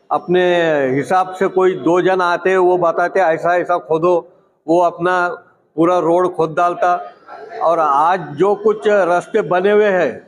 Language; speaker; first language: Hindi; non-native, local second language; Marathi